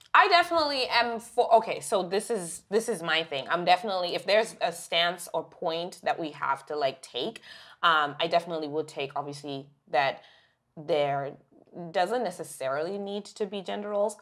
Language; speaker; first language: English; non-native, local second language; Shona